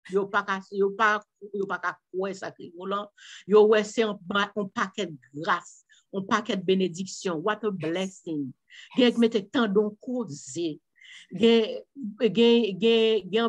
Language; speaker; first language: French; non-native, local second language; Haitian Creole